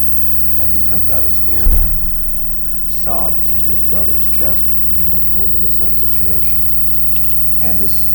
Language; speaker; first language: English; native; English